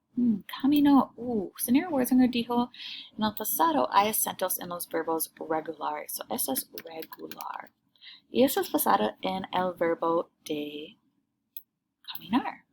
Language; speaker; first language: Spanish; non-native, learner; English